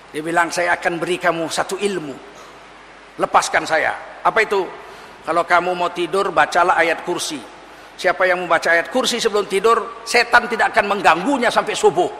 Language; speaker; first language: Indonesian; native; Indonesian